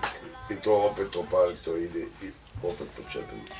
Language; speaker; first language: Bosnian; non-native, local second language; Romany